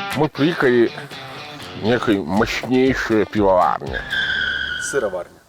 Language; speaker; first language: Ukrainian; non-native, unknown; Italian